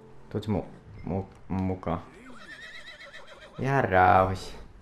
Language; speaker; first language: Finnish; native; Finnish